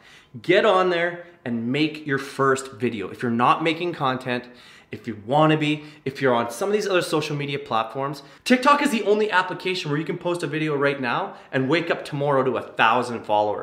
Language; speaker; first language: English; native; English